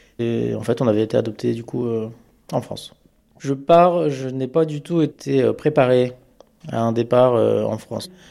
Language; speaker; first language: French; early bilingual, other home language; Amharic